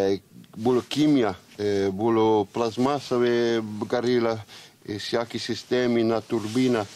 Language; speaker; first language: Ukrainian; non-native, learner; Italian